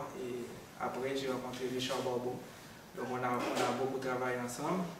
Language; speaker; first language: French; non-native, local second language; Haitian Creole